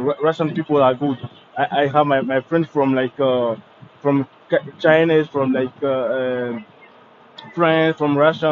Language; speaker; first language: English; non-native, learner; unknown